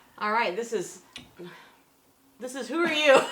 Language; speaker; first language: English; native; English